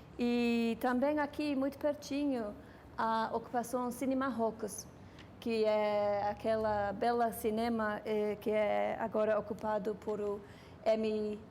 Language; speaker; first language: Portuguese; non-native, fluent; English